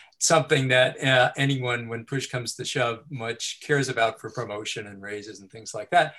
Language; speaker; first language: English; native; English